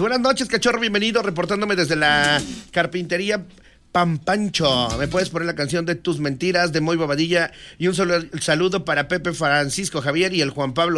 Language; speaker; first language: Spanish; native; Spanish